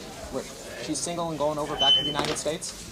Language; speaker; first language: English; native; English